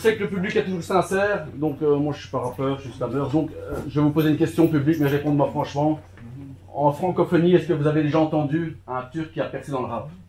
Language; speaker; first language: French; early bilingual, other home language; Turkish